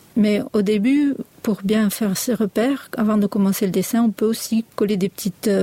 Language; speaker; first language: French; native; French